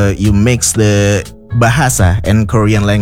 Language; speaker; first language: English; non-native, fluent; Indonesian